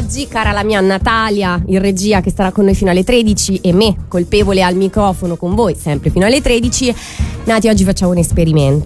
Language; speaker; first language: Italian; native; Italian